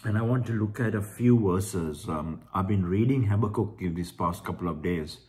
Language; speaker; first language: English; non-native, local second language; Sinhala